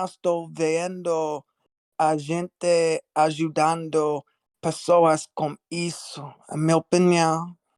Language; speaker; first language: Portuguese; non-native, learner; English